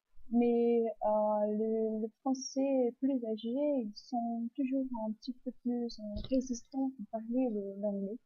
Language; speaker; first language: French; non-native, fluent; Portuguese